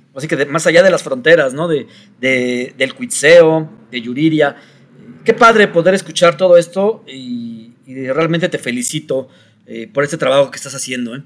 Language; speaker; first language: Spanish; native; Spanish